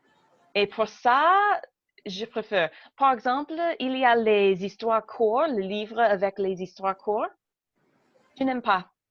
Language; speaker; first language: French; non-native, learner; English